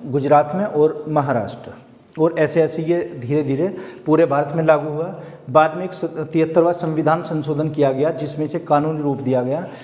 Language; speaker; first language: Hindi; native; Hindi